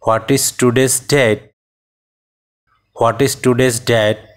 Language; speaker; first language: English; non-native, fluent; Bangla